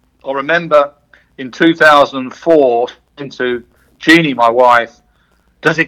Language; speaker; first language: English; native; English